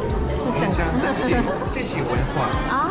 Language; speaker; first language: Chinese; non-native, fluent; Japanese